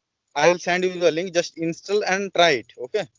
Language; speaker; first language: English; non-native, learner; Odia